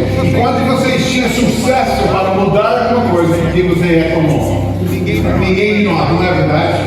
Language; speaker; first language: Portuguese; non-native, fluent; English